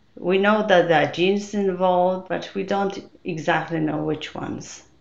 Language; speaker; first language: English; non-native, fluent; Polish